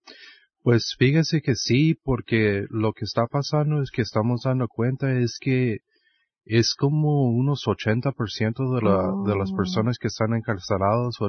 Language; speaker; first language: Spanish; early bilingual, heritage; Spanish